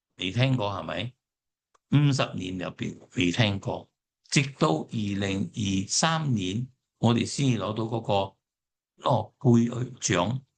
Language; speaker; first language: Cantonese; early bilingual, heritage; Cantonese